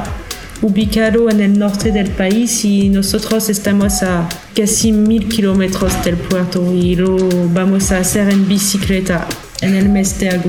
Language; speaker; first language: Spanish; non-native, fluent; French